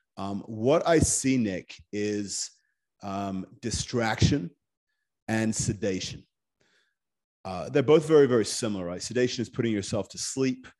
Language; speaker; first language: English; native; English